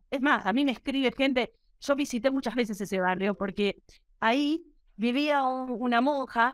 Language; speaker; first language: Spanish; native; Spanish